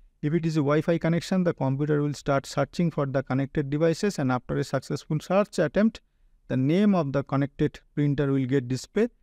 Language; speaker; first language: English; non-native, local second language; Bangla